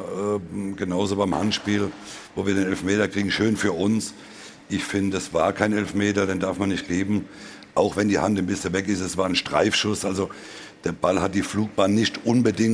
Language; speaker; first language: German; native; German